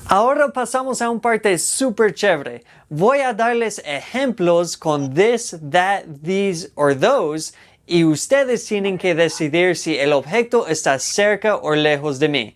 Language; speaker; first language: Spanish; non-native, fluent; English